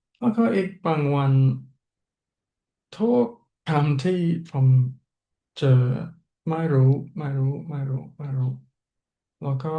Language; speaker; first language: Thai; non-native, learner; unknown